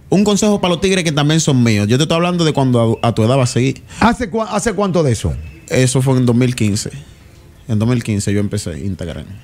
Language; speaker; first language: Spanish; native; Spanish